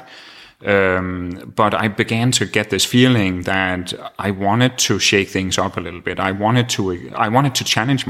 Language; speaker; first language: English; non-native, fluent; Danish